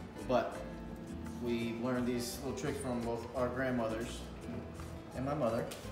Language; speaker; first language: English; early bilingual, other home language; Spanish